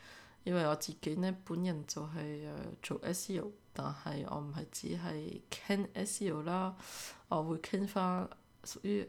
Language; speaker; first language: Cantonese; early bilingual, heritage; Cantonese